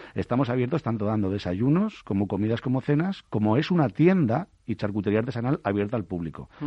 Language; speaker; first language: Spanish; native; Spanish